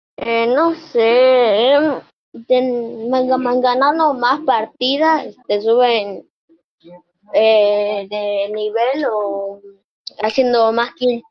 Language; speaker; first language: Spanish; native; Spanish